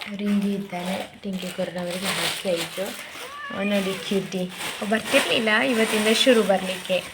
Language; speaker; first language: Kannada; non-native, local second language; Konkani